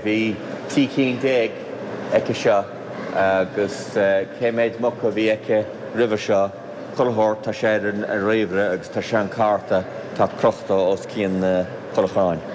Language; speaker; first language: Irish; native; Irish